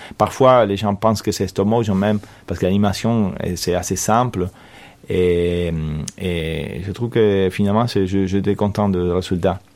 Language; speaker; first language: French; non-native, fluent; Spanish